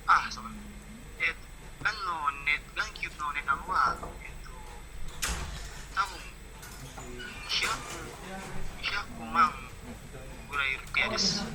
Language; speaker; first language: Japanese; non-native, learner; Indonesian